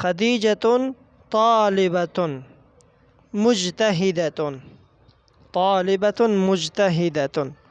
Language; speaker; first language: Arabic; non-native, fluent; Persian